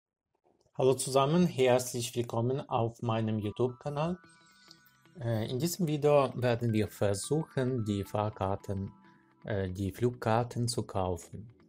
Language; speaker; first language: German; non-native, learner; Ukrainian